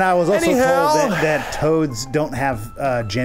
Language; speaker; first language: English; native; English